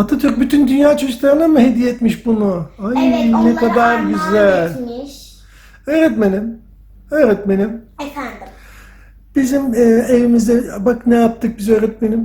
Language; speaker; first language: Turkish; early bilingual, heritage; Turkish